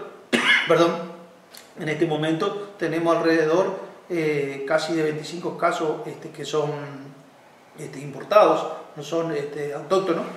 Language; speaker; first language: Spanish; native; Spanish